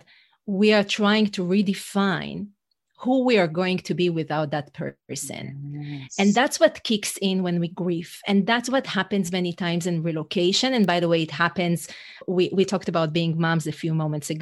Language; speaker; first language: English; non-native, fluent; Hebrew